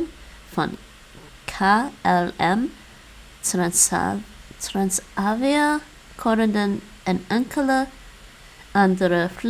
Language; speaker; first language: Dutch; non-native, learner; English